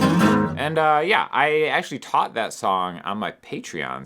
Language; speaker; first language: English; native; English